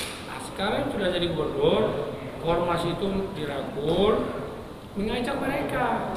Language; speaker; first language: Indonesian; non-native, local second language; Tetum